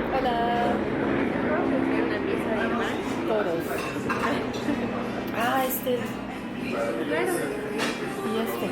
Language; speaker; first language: Spanish; early bilingual, heritage; Spanish